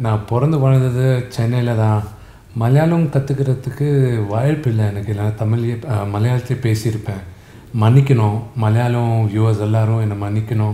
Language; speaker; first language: Tamil; non-native, local second language; Telugu